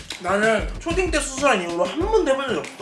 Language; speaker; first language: Korean; native; Korean